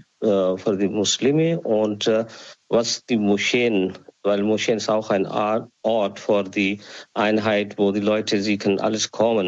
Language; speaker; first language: German; non-native, learner; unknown